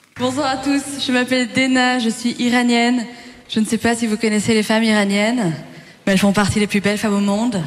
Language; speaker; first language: French; early bilingual, other home language; Persian